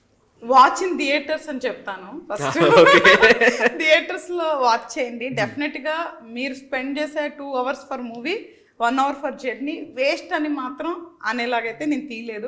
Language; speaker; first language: Telugu; native; Telugu